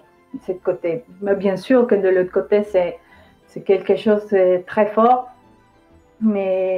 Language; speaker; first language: French; non-native, fluent; Spanish